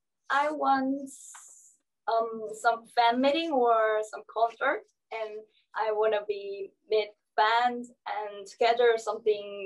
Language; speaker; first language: English; non-native, learner; Korean